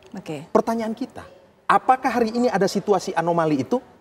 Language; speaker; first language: Indonesian; native; Indonesian